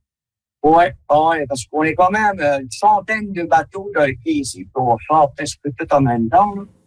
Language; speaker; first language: French; native; French